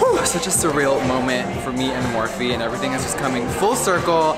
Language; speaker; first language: English; native; English